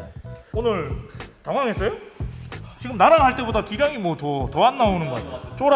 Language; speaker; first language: Korean; native; Korean